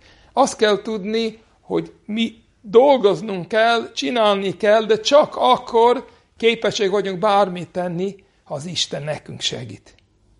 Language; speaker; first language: Hungarian; non-native, fluent; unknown